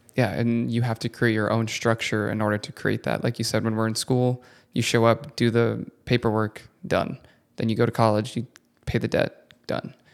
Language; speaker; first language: English; early bilingual, other home language; Italian